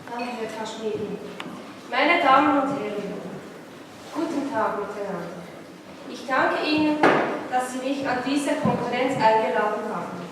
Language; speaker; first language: German; non-native, fluent; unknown